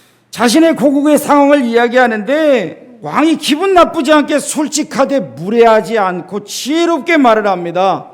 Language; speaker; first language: Korean; native; Korean